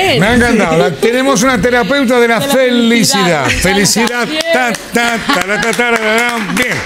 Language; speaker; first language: Spanish; native; Spanish